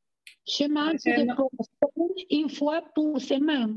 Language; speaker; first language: French; non-native, learner; Spanish